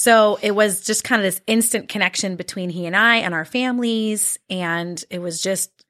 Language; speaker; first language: English; early bilingual, other home language; Norwegian